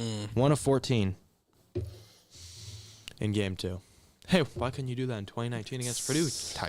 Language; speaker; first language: English; native; English